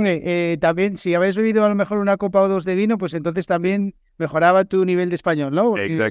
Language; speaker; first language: Spanish; native; Spanish